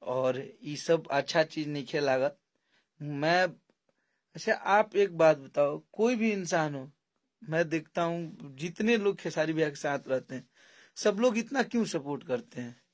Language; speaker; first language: Hindi; native; Hindi